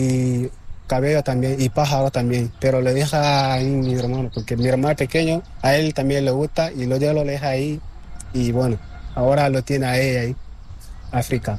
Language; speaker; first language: Spanish; non-native, learner; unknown